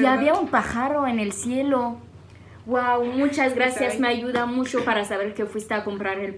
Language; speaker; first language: Spanish; non-native, fluent; French